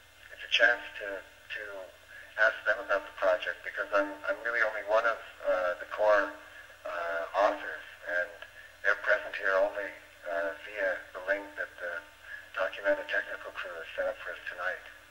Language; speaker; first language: English; native; English